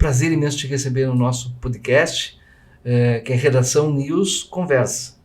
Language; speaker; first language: Portuguese; native; Portuguese